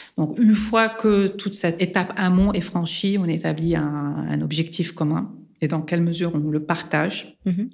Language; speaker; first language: French; non-native, local second language; Armenian